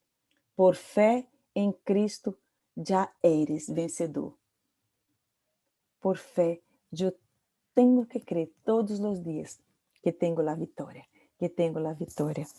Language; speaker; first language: Portuguese; non-native, learner; Spanish